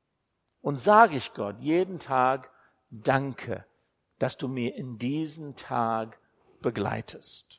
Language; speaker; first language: German; non-native, fluent; English